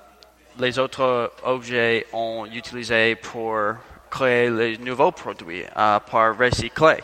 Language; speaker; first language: French; non-native, learner; English